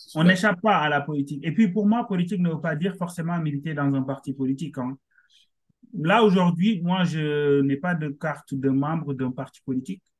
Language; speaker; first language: French; non-native, local second language; Wolof